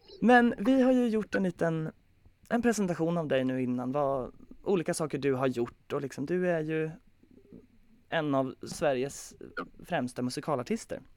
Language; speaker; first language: Swedish; native; Swedish